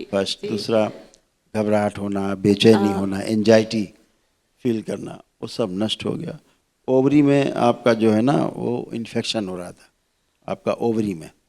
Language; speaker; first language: Hindi; native; Hindi